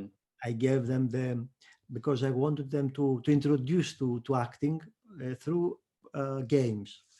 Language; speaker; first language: English; non-native, fluent; Greek